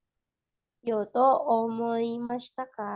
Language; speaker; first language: Japanese; non-native, learner; Indonesian